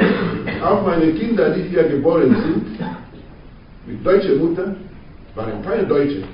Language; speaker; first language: German; non-native, fluent; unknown